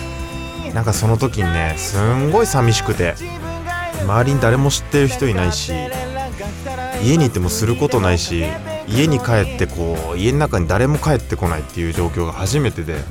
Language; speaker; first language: Japanese; native; Japanese